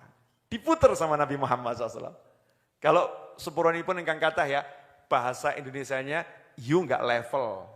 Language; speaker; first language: Indonesian; native; Indonesian